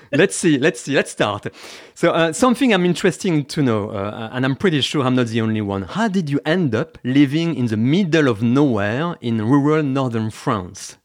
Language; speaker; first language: English; non-native, fluent; French